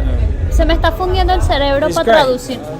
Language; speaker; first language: Spanish; native; Spanish